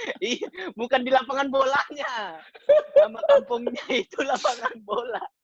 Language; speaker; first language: Indonesian; non-native, local second language; Batak Toba